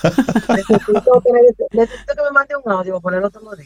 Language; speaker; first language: Spanish; native; Spanish